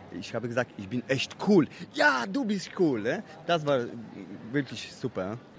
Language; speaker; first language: German; non-native, learner; Polish